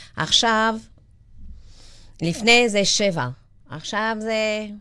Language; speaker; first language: Hebrew; non-native, learner; French